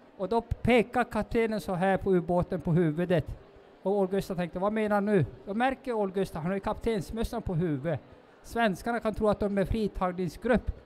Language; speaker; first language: Swedish; non-native, local second language; Northern Sami